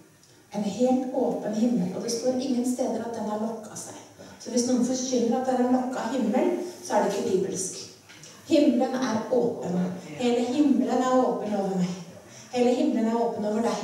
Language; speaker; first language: Norwegian; native; Norwegian